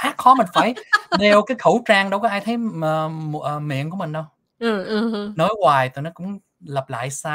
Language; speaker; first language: Vietnamese; early bilingual, other home language; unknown